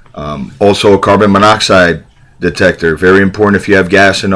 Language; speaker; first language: English; native; English